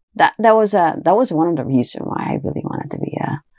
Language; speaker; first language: English; early bilingual, other home language; Japanese